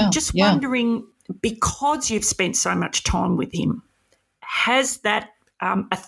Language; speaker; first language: English; native; English